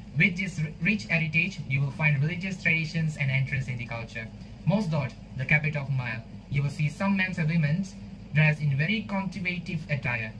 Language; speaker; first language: English; non-native, local second language; Tamil